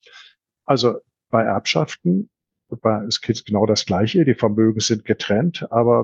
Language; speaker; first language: German; native; German